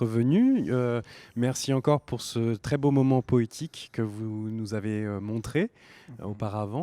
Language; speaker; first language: French; native; French